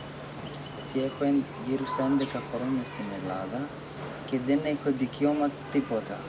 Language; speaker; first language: Greek; non-native, fluent; Persian